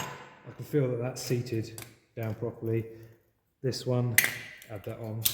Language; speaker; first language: English; native; English